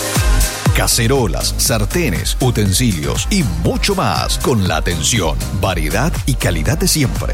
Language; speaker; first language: Spanish; native; Spanish